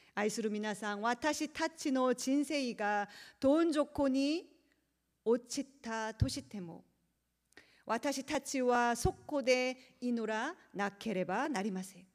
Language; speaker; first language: Japanese; non-native, learner; Korean